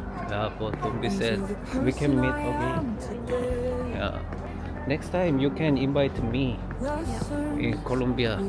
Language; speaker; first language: English; non-native, learner; Korean